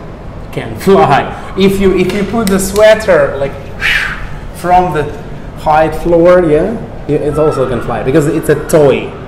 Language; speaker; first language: English; non-native, fluent; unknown